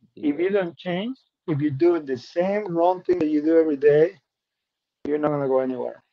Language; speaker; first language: English; non-native, fluent; Spanish